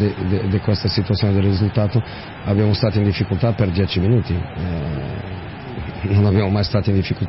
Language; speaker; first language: Italian; non-native, fluent; Portuguese